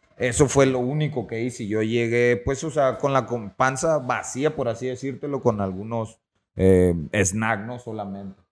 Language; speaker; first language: Spanish; native; Spanish